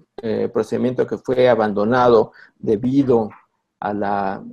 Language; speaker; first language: Spanish; native; Spanish